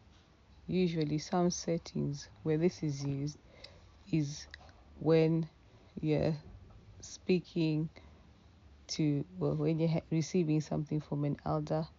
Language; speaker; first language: English; non-native, local second language; Shona